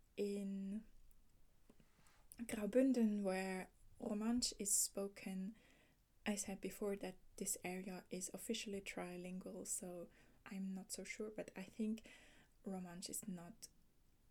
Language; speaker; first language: English; non-native, fluent; German